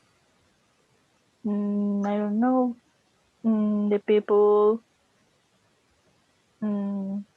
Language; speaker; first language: English; non-native, learner; Spanish